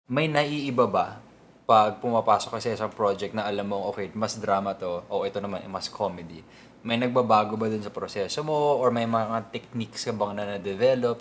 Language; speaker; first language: Filipino; native; Filipino